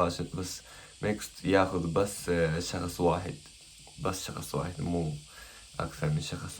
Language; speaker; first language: Arabic; non-native, learner; Japanese